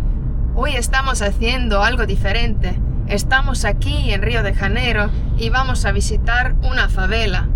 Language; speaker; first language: Spanish; non-native, fluent; Estonian